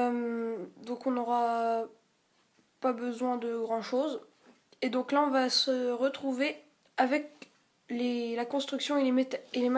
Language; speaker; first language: French; native; French